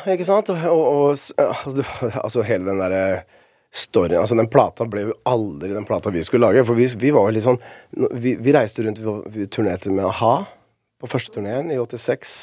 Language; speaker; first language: Norwegian; early bilingual, other home language; Spanish